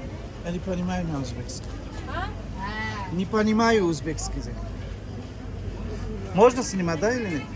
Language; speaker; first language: Russian; non-native, learner; Tajik